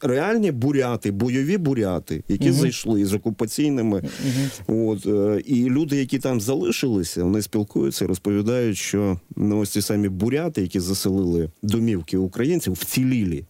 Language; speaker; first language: Ukrainian; native; Ukrainian